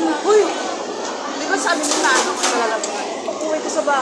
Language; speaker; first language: Filipino; non-native, local second language; Hiligaynon